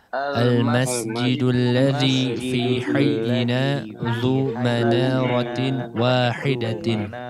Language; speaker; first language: Arabic; non-native, learner; Indonesian